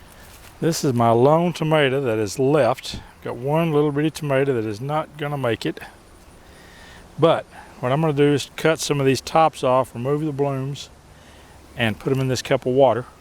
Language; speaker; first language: English; native; English